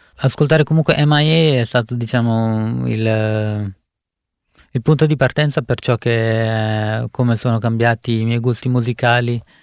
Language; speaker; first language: Italian; early bilingual, other home language; Punjabi